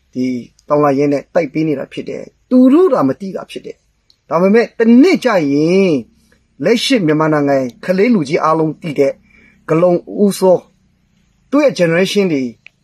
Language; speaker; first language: Burmese; non-native, local second language; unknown